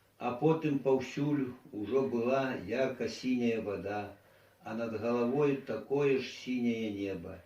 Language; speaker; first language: Belarusian; non-native, local second language; Russian